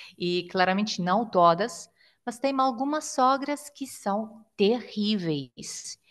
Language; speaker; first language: Portuguese; non-native, fluent; Italian